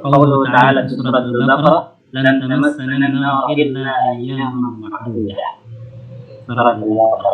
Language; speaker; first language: Arabic; non-native, learner; Indonesian